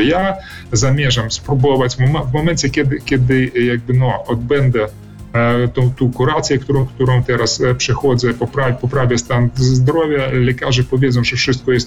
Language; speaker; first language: Polish; early bilingual, heritage; Polish